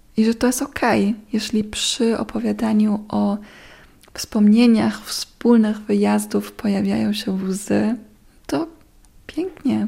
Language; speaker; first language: Polish; non-native, fluent; German